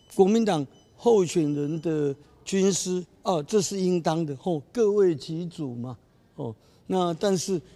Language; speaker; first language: Chinese; native; Chinese